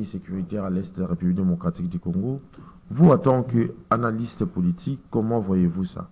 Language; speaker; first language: French; non-native, local second language; Lingala